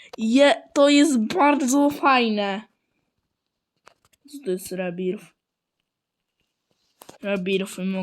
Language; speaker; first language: Polish; native; Polish